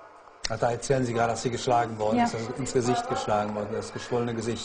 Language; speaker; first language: German; native; German